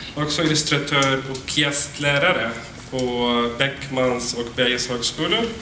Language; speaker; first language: Swedish; non-native, fluent; Arabic